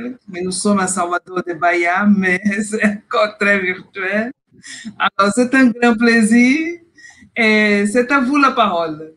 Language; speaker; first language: French; non-native, fluent; Portuguese